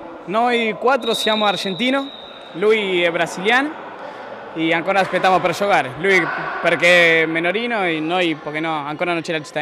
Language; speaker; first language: Italian; non-native, learner; Spanish